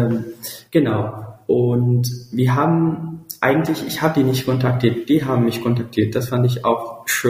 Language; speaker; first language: German; non-native, fluent; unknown